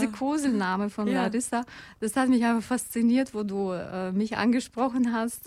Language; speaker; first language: German; non-native, fluent; Russian